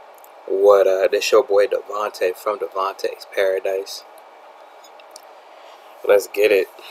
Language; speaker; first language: English; native; English